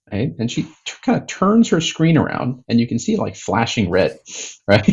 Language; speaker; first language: English; native; English